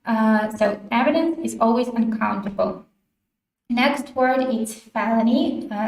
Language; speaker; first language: English; non-native, fluent; Ukrainian